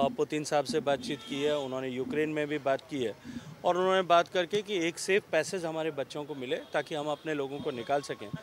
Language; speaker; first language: Hindi; native; Hindi